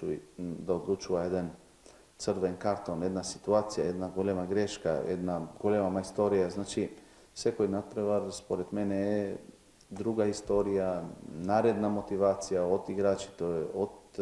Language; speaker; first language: Macedonian; non-native, local second language; Albanian